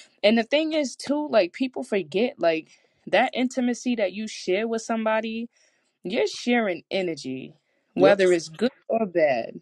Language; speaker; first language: English; native; English